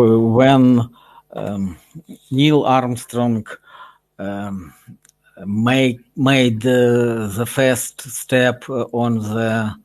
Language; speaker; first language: English; non-native, learner; Russian